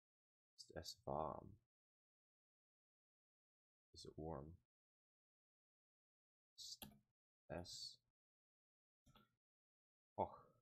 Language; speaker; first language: German; non-native, learner; English